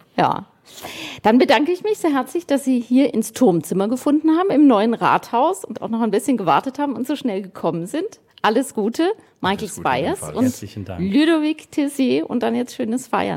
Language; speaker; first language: German; native; German